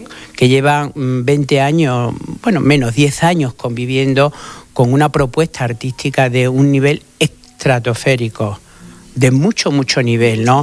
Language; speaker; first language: Spanish; native; Spanish